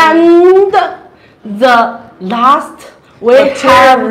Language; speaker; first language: English; non-native, learner; Chinese